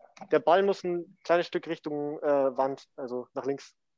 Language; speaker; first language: German; native; German